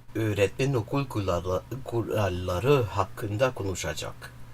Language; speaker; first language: Turkish; non-native, learner; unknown